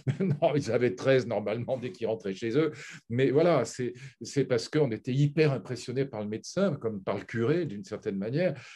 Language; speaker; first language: French; native; French